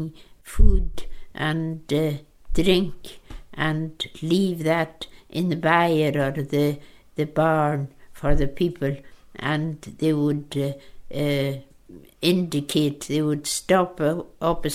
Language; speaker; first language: English; non-native, local second language; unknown